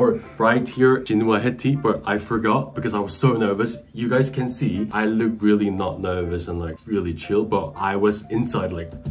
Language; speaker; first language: English; non-native, fluent; Korean